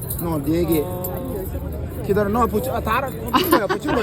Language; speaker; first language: Korean; non-native, learner; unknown